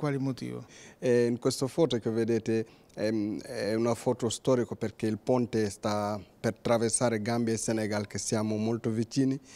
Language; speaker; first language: Italian; non-native, fluent; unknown